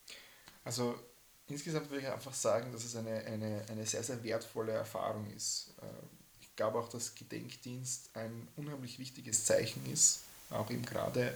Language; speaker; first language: German; native; German